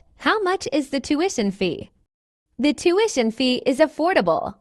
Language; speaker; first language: English; non-native, fluent; Burmese